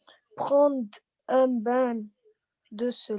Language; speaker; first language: French; non-native, learner; Arabic